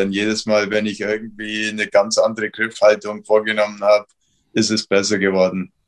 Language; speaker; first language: German; native; German